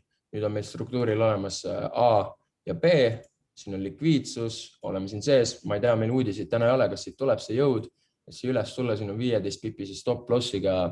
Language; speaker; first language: Estonian; native; Estonian